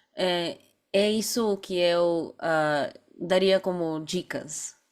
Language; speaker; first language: Portuguese; non-native, fluent; Bulgarian